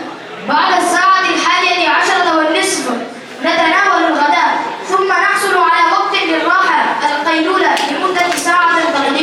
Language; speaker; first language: Arabic; non-native, learner; Urdu